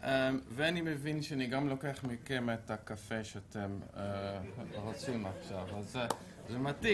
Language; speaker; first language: Hebrew; non-native, fluent; Dutch